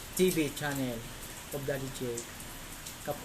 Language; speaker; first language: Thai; non-native, fluent; Filipino